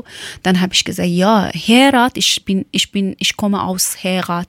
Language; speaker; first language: German; non-native, learner; Persian